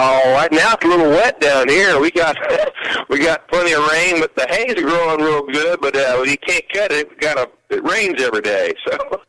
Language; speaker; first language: English; native; English